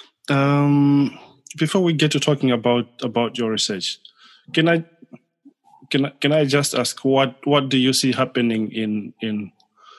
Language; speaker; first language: English; non-native, local second language; Nyanja